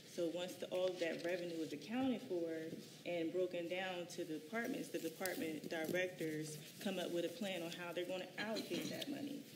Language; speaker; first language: English; native; English